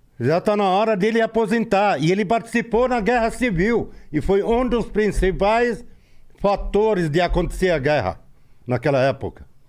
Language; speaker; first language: Portuguese; non-native, fluent; Arabic